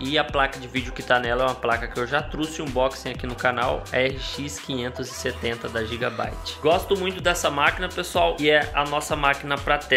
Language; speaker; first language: Portuguese; native; Portuguese